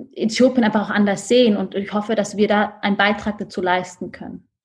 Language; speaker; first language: German; native; German